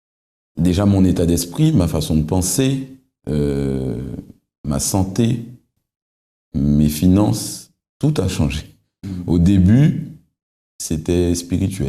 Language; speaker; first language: French; native; French